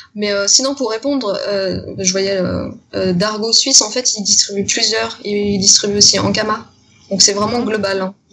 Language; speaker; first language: French; native; French